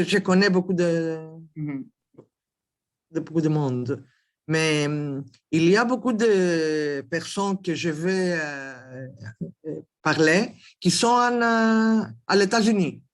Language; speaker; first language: French; non-native, learner; Greek